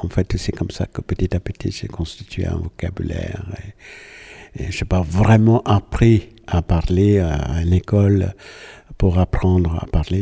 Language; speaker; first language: French; non-native, fluent; Malayalam